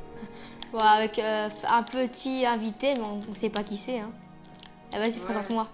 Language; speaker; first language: French; native; French